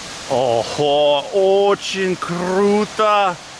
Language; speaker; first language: Russian; non-native, learner; English